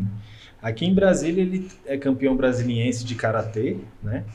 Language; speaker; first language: Portuguese; native; Portuguese